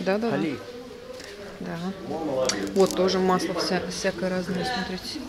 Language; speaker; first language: Russian; native; Russian